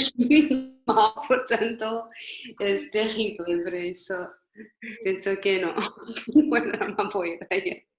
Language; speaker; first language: Spanish; non-native, learner; Portuguese